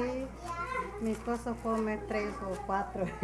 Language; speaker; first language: Spanish; non-native, local second language; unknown